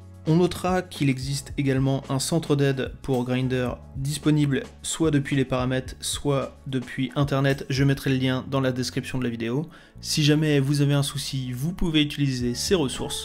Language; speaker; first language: French; native; French